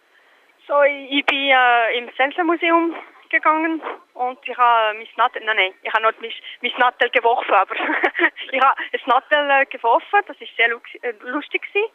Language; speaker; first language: German; non-native, local second language; French